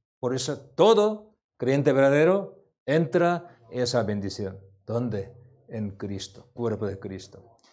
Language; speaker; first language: Spanish; non-native, learner; Korean